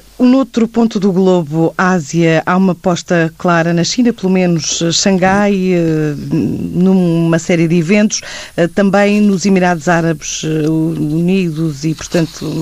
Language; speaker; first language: Portuguese; native; Portuguese